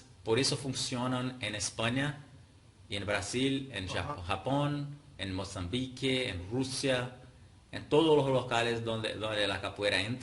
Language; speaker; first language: Spanish; non-native, fluent; Portuguese